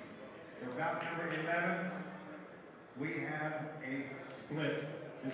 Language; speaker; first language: English; native; English